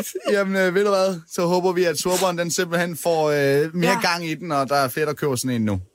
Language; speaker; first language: Danish; native; Danish